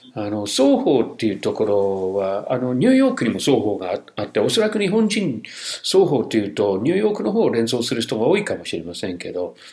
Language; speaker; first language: Japanese; non-native, fluent; English